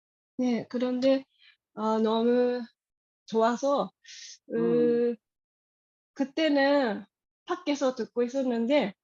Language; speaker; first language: Korean; non-native, learner; Japanese